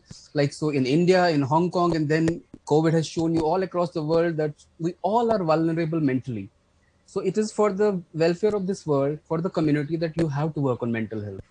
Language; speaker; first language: English; non-native, local second language; Kashmiri